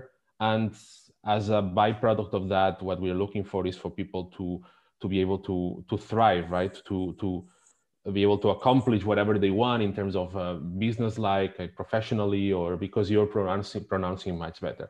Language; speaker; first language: English; non-native, fluent; Spanish